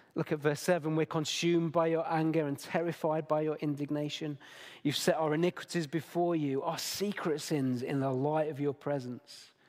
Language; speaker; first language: English; native; English